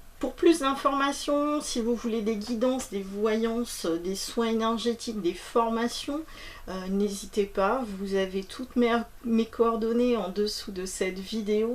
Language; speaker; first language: French; native; French